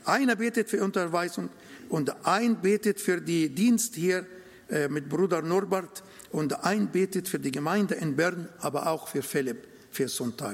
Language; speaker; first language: German; non-native, fluent; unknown